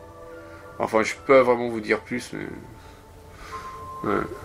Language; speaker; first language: French; non-native, fluent; Japanese